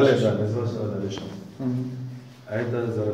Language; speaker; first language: Russian; non-native, learner; Kurdish